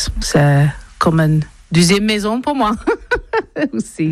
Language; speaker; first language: French; non-native, learner; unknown